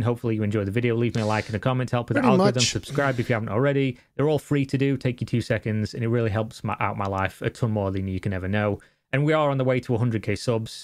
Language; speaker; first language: English; native; English